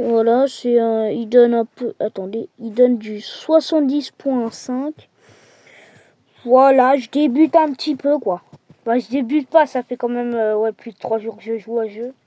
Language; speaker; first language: French; native; French